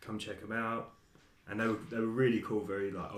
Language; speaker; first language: English; native; English